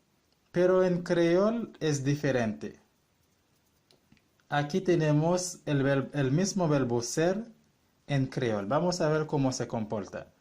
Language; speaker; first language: Spanish; non-native, fluent; Haitian Creole